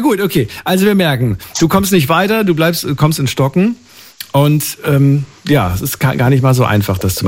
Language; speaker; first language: German; native; German